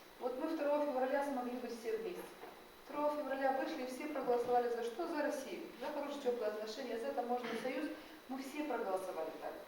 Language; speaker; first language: Russian; non-native, local second language; Gagauz